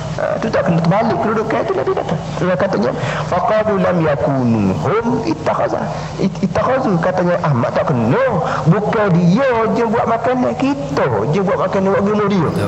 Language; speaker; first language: Malay; native; Malay